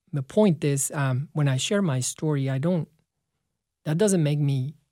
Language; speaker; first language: English; non-native, fluent; Spanish